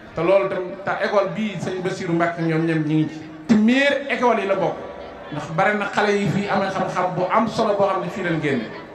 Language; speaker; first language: Wolof; native; Wolof